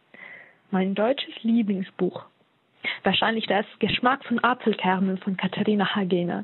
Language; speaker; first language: German; non-native, fluent; Russian